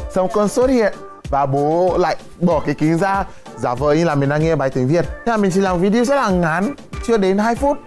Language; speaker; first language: Vietnamese; non-native, fluent; Yoruba